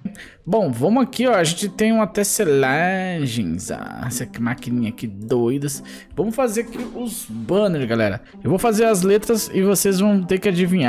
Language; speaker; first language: Portuguese; native; Portuguese